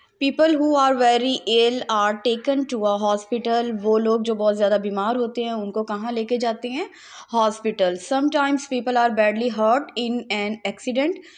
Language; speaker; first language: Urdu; non-native, local second language; Punjabi